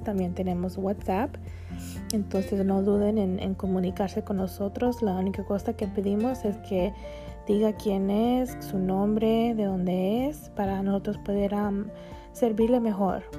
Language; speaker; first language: Spanish; early bilingual, heritage; Spanish